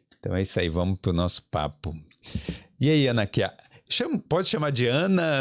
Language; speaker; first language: Portuguese; native; Portuguese